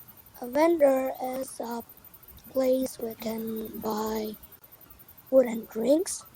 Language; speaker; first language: English; non-native, learner; Vietnamese